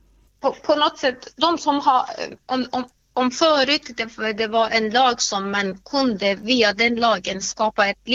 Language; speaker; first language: Swedish; non-native, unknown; Persian